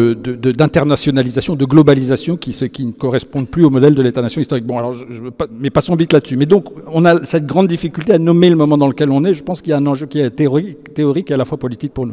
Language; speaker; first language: French; native; French